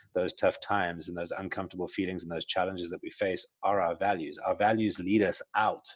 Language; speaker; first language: English; native; English